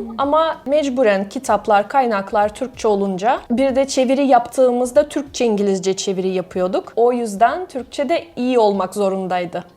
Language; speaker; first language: Turkish; non-native, fluent; Russian